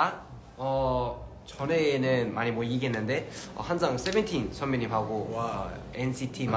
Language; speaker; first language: Korean; early bilingual, heritage; Korean